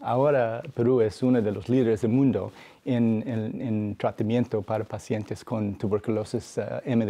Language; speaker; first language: Spanish; non-native, fluent; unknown